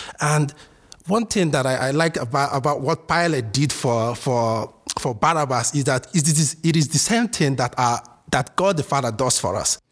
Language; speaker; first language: English; non-native, local second language; Igbo